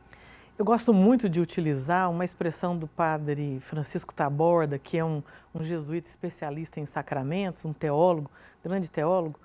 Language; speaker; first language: Portuguese; native; Portuguese